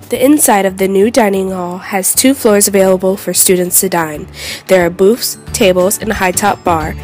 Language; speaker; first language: English; native; English